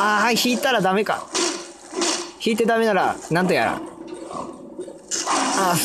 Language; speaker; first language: Japanese; native; Japanese